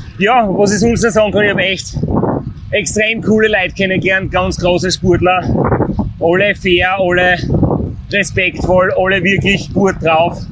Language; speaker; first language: German; native; German